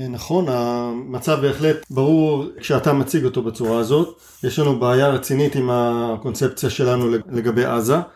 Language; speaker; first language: Hebrew; native; Hebrew